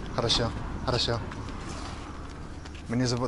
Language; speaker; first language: Russian; non-native, learner; English